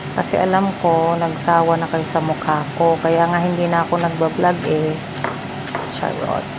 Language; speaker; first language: Filipino; non-native, local second language; Cebuano